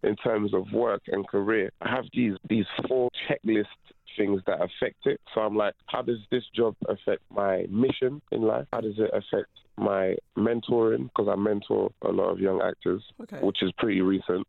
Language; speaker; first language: English; non-native, local second language; French